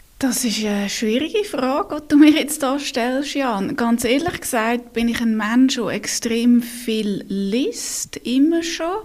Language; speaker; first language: German; native; German